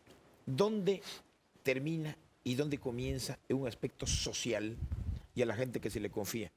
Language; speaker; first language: Spanish; native; Spanish